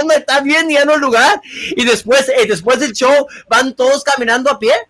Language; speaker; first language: Spanish; early bilingual, other home language; English